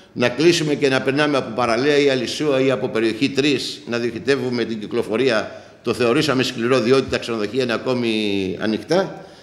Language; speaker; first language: Greek; native; Greek